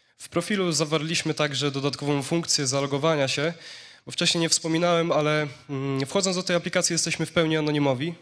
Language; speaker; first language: Polish; native; Polish